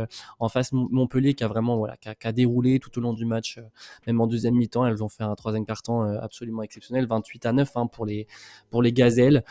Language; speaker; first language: French; native; French